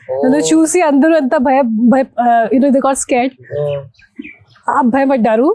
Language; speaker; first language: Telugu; non-native, local second language; Hindi